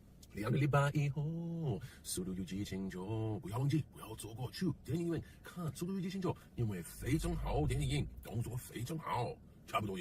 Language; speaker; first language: Chinese; non-native, learner; English